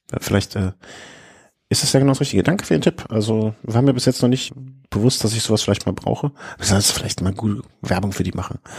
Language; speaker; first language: German; native; German